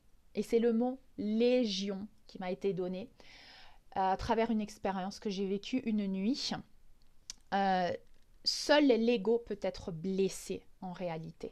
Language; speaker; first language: French; native; French